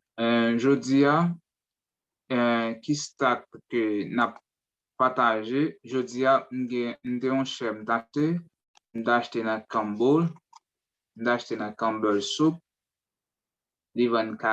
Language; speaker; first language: French; non-native, learner; Haitian Creole